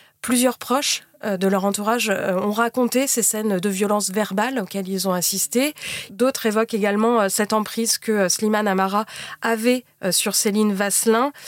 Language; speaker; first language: French; native; French